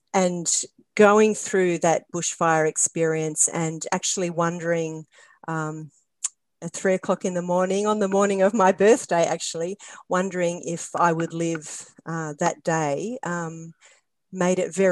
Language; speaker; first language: English; native; English